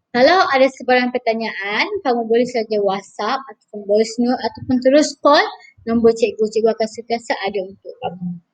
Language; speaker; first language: Malay; native; Malay